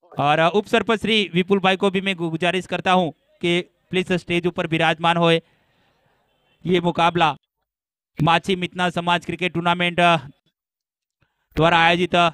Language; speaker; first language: Hindi; non-native, local second language; Gujarati